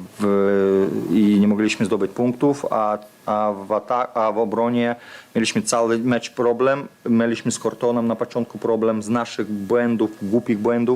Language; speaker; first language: Polish; non-native, fluent; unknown